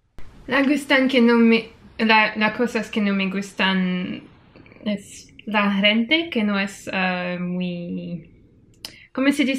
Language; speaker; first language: Spanish; non-native, learner; French